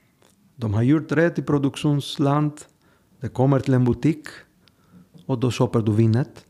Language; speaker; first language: Swedish; non-native, fluent; Greek